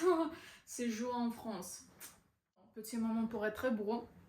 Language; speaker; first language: French; non-native, learner; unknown